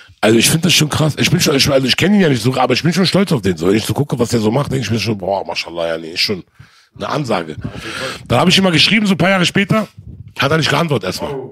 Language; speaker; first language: German; early bilingual, other home language; Arabic